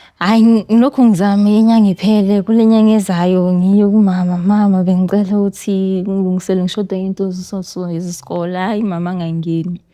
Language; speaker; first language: Zulu; native; Zulu